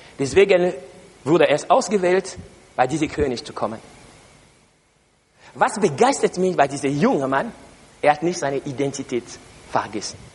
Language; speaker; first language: German; non-native, learner; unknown